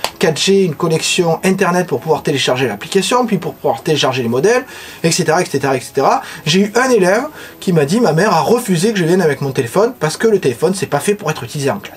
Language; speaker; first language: French; native; French